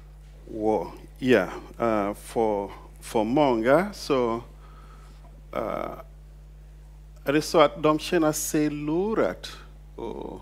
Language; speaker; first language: Swedish; non-native, fluent; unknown